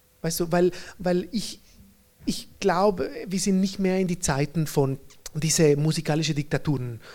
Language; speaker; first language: German; non-native, fluent; Spanish